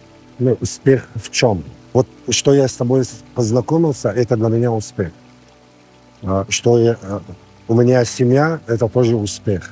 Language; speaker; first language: Russian; non-native, fluent; Arabic